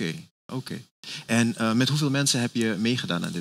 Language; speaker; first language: Dutch; native; Dutch